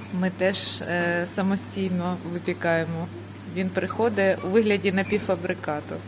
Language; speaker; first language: Ukrainian; native; Ukrainian